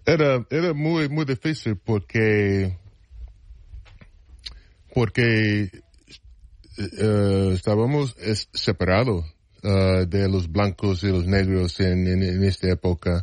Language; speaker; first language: Spanish; non-native, fluent; English